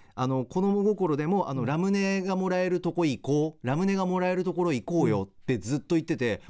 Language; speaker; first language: Japanese; native; Japanese